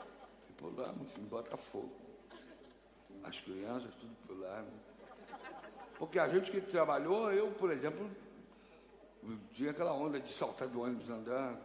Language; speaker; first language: Portuguese; native; Portuguese